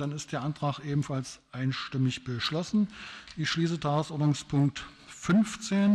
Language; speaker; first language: German; native; German